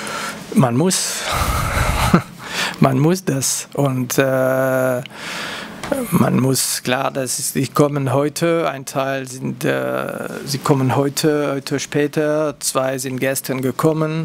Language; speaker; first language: German; non-native, local second language; French